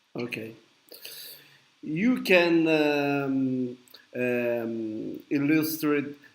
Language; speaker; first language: English; non-native, learner; Italian